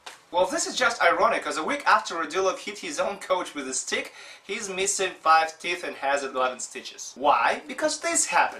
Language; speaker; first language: English; non-native, fluent; Russian